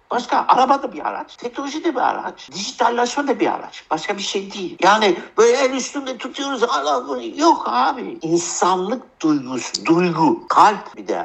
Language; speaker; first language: Turkish; early bilingual, heritage; Turkish